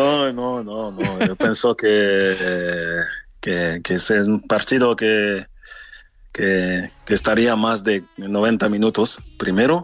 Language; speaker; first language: Spanish; non-native, fluent; French